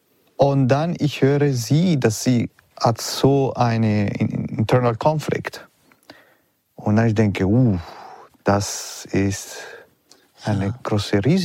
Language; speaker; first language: German; non-native, learner; Italian